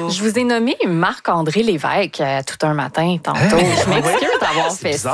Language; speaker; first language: French; native; French